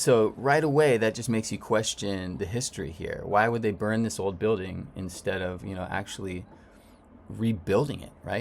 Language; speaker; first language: English; native; English